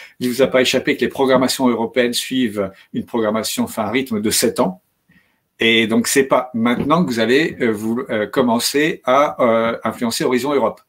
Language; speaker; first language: French; native; French